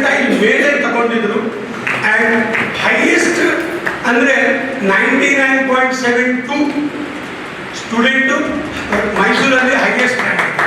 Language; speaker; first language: Kannada; non-native, local second language; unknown